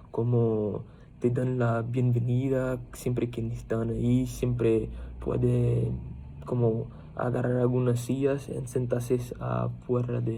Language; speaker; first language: Spanish; non-native, fluent; Portuguese